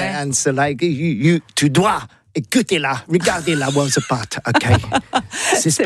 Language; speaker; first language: French; non-native, learner; English